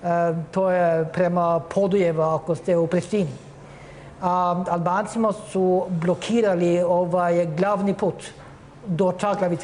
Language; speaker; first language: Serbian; non-native, fluent; Norwegian